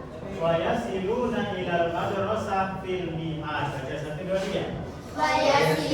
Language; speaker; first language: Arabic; non-native, fluent; Indonesian